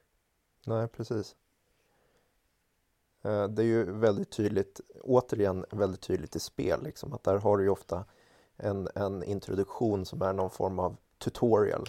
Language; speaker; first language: Swedish; native; Swedish